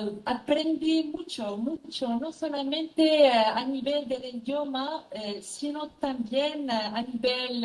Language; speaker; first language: Spanish; non-native, fluent; French